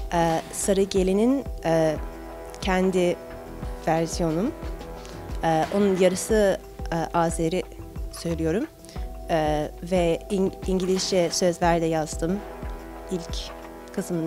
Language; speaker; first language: Turkish; early bilingual, heritage; Turkish